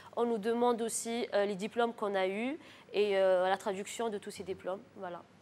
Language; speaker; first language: French; non-native, local second language; Arabic